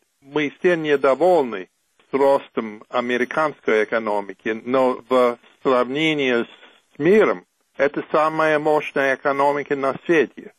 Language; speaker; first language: Russian; non-native, fluent; English